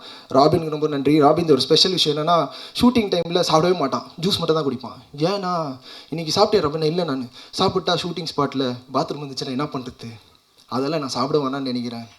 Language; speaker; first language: Tamil; native; Tamil